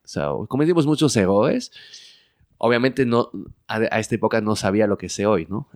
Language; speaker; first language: Spanish; early bilingual, heritage; French